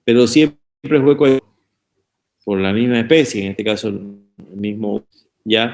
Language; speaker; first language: Spanish; native; Spanish